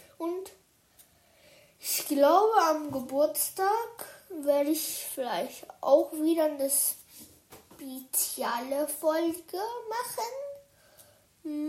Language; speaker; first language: German; early bilingual, other home language; Chinese